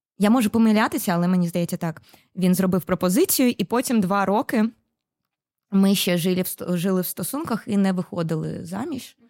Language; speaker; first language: Ukrainian; non-native, local second language; Russian